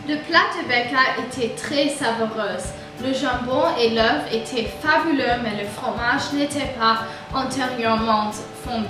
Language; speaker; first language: French; non-native, learner; English